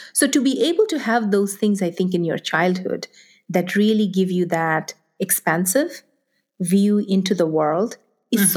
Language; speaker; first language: English; non-native, local second language; Bangla